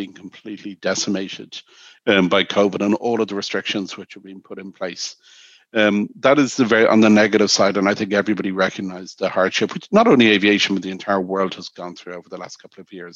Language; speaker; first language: English; native; English